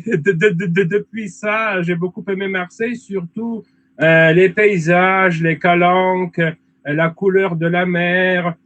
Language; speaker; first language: French; non-native, fluent; Russian